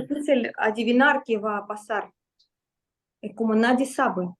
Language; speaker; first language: Spanish; non-native, fluent; Russian